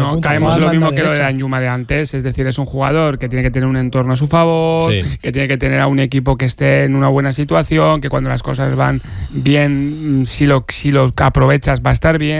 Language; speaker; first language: Spanish; native; Spanish